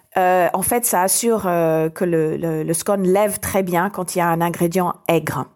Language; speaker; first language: French; non-native, fluent; English